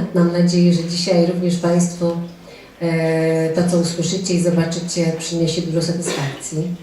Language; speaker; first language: Polish; native; Polish